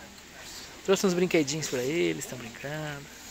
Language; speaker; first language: Portuguese; native; Portuguese